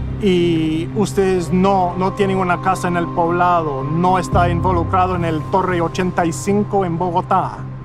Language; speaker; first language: Spanish; non-native, fluent; English